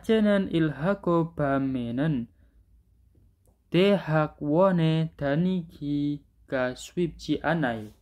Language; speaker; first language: Korean; non-native, learner; Indonesian